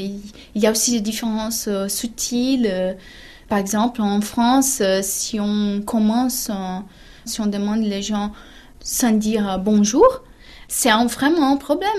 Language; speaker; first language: French; non-native, fluent; Portuguese